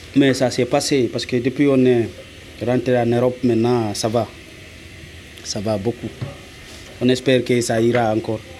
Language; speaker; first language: French; non-native, local second language; Fula